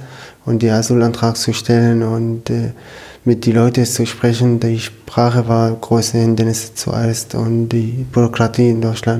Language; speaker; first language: German; non-native, learner; Arabic